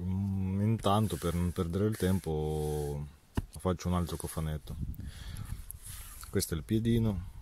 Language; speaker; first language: Italian; non-native, fluent; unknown